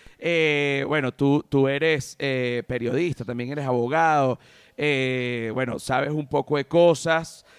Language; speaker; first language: Spanish; native; Spanish